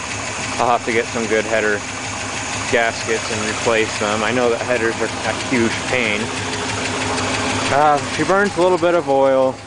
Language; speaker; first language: English; native; English